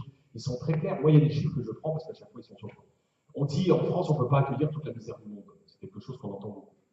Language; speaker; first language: French; native; French